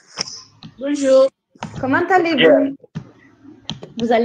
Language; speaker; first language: French; non-native, fluent; Italian